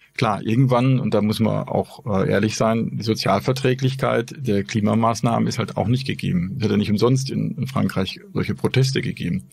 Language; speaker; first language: German; native; German